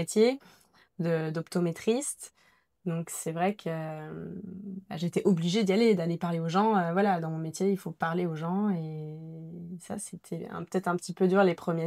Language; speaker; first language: French; native; French